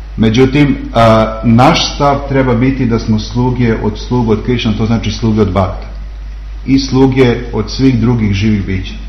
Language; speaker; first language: Serbian; native; Serbian